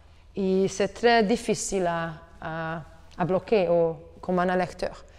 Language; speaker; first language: French; non-native, learner; Hungarian